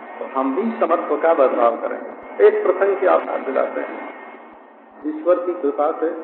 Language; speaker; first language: Hindi; native; Hindi